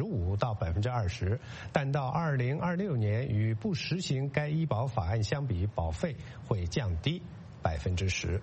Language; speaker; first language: Chinese; native; Chinese